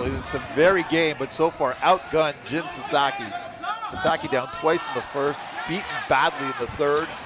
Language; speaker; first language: English; native; English